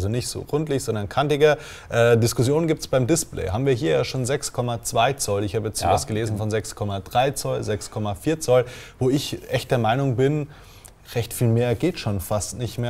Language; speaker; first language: German; native; German